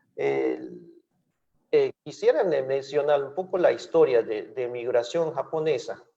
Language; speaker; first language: Spanish; non-native, fluent; Japanese